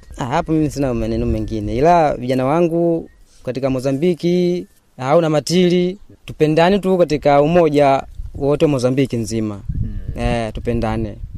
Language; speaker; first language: Swahili; non-native, local second language; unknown